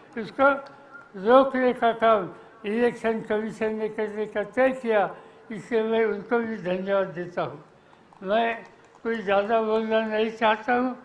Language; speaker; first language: Hindi; non-native, local second language; Marathi